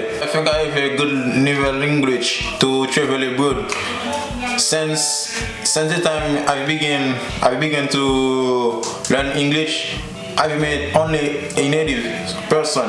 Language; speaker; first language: English; non-native, learner; Haitian Creole